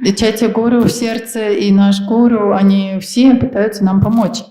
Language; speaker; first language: Russian; native; Russian